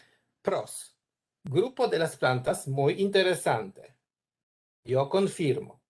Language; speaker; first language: Spanish; non-native, learner; Polish